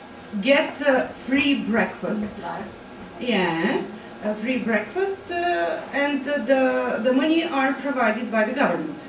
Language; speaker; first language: English; non-native, fluent; Bulgarian